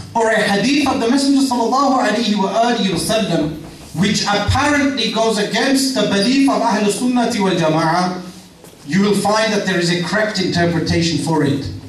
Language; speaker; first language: English; native; English